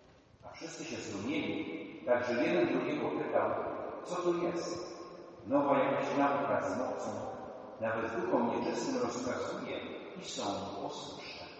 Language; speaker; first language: Polish; native; Polish